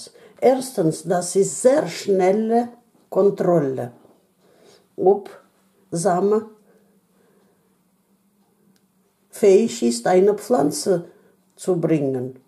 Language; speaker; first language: German; non-native, learner; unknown